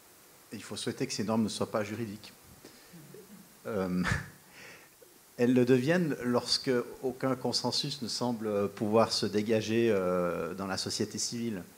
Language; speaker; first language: French; native; French